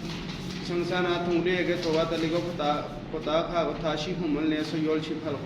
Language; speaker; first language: Korean; non-native, learner; Urdu